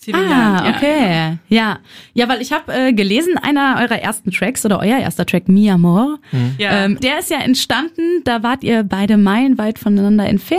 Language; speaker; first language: German; native; German